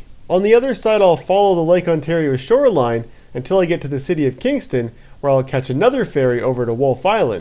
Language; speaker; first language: English; native; English